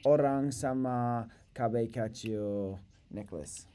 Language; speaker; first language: Indonesian; non-native, learner; English